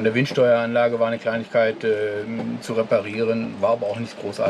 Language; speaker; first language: German; native; German